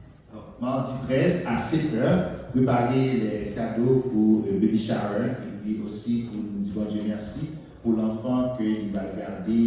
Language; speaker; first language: French; non-native, local second language; Haitian Creole